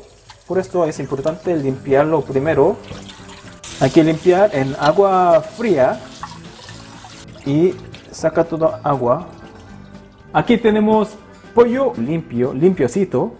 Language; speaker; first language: Spanish; non-native, local second language; Korean